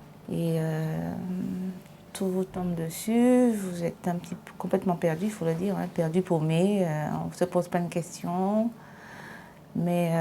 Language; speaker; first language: French; native; French